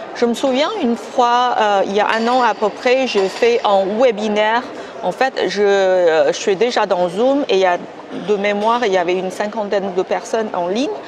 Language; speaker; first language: French; non-native, fluent; Chinese